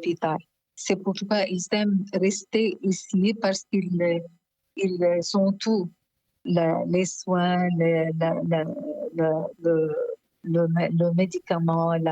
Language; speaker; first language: French; non-native, local second language; Arabic